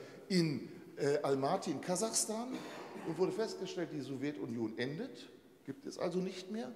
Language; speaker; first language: German; native; German